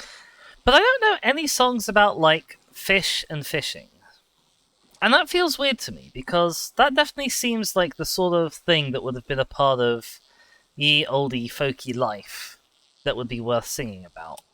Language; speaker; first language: English; native; English